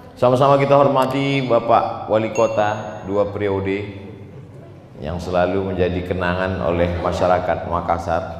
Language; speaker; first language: Indonesian; native; Indonesian